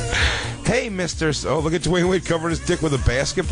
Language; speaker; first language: English; native; English